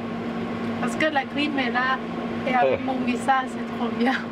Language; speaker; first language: French; non-native, learner; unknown